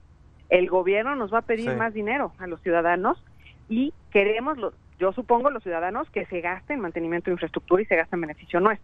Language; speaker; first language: Spanish; native; Spanish